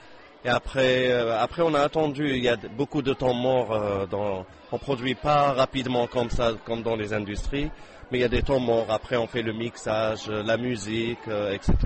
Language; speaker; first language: French; non-native, local second language; Arabic